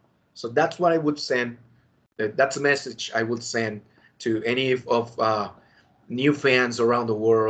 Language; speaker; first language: English; non-native, fluent; Spanish